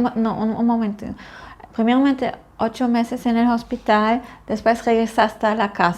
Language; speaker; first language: Spanish; non-native, fluent; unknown